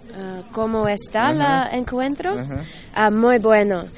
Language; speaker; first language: Spanish; non-native, learner; English